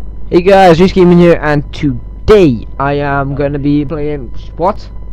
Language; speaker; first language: English; native; English